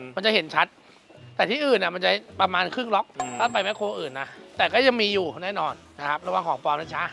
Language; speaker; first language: Thai; non-native, fluent; Chinese